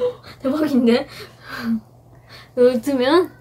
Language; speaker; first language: Korean; non-native, fluent; Japanese